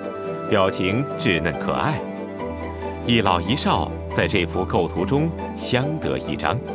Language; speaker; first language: Chinese; native; Chinese